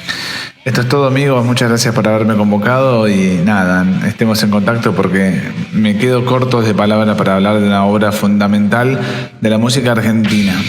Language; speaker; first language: Spanish; native; Spanish